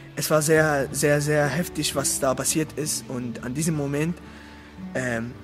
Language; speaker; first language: German; non-native, learner; Arabic